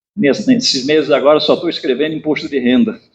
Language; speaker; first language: Portuguese; native; Portuguese